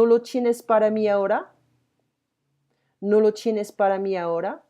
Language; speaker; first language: Spanish; non-native, fluent; French